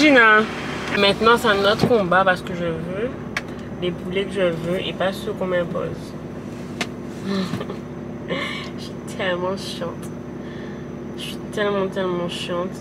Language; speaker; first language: French; native; French